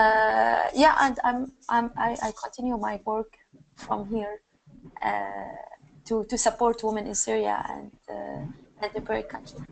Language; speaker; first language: English; non-native, learner; Arabic